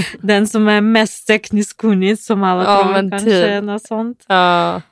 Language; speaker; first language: Swedish; non-native, fluent; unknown